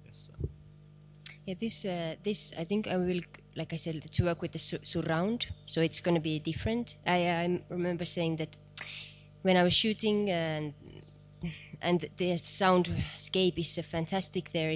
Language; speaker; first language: English; non-native, fluent; Finnish